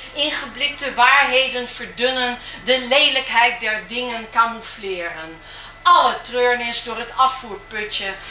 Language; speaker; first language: Dutch; native; Dutch